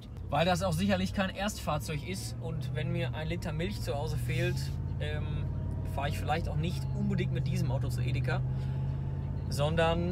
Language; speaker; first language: German; native; German